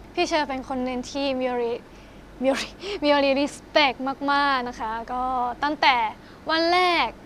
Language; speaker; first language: Thai; non-native, fluent; Japanese